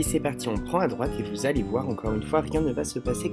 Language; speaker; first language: French; native; French